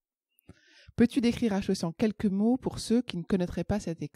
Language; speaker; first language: French; native; French